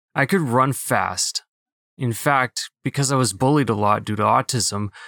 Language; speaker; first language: English; early bilingual, other home language; Filipino